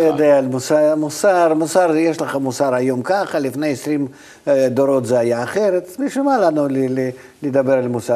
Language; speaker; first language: Hebrew; non-native, fluent; Russian